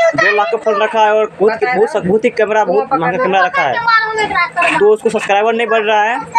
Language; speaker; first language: Hindi; non-native, local second language; Maithili